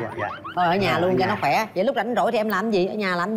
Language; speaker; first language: Vietnamese; native; Vietnamese